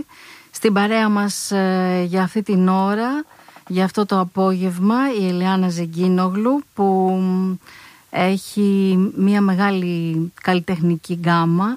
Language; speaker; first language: Greek; native; Greek